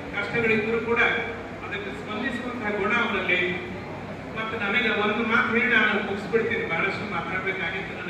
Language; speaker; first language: Kannada; native; Kannada